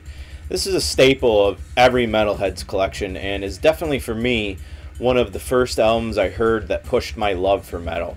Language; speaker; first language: English; native; English